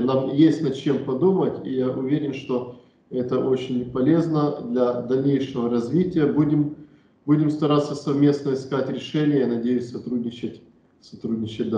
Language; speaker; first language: Russian; native; Russian